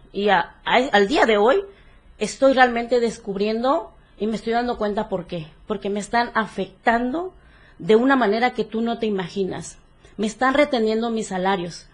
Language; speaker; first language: Spanish; native; Spanish